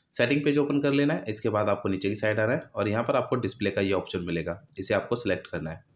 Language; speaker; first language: Hindi; native; Hindi